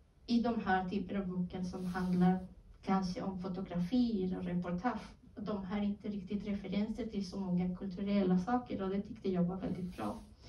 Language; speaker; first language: Swedish; non-native, fluent; Spanish